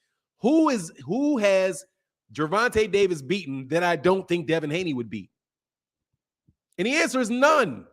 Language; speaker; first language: English; native; English